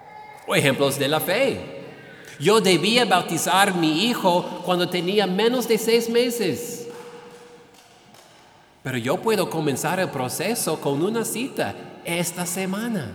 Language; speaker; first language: Spanish; non-native, fluent; English